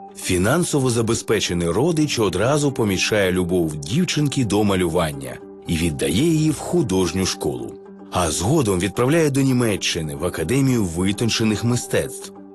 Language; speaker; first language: Ukrainian; native; Ukrainian